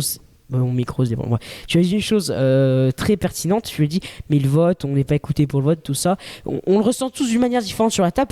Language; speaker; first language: French; native; French